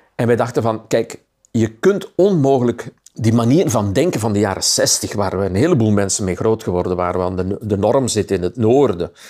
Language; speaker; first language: Dutch; native; Dutch